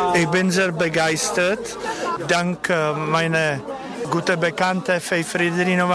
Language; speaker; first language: German; non-native, learner; Czech